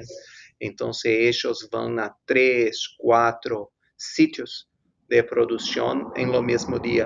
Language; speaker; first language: Spanish; non-native, fluent; Portuguese